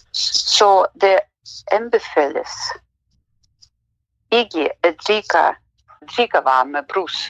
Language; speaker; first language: Danish; non-native, fluent; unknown